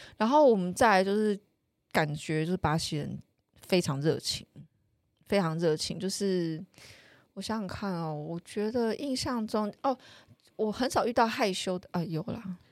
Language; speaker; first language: Chinese; native; Chinese